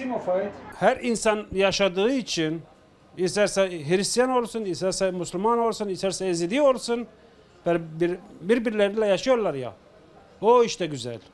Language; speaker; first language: Turkish; non-native, local second language; Turoyo